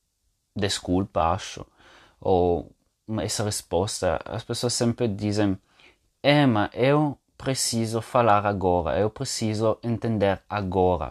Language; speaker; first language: Portuguese; non-native, fluent; Italian